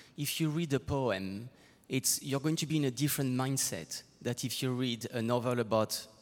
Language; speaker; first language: English; non-native, fluent; French